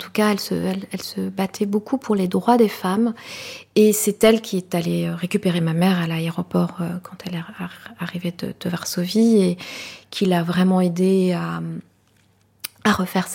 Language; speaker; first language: French; non-native, local second language; Kinyarwanda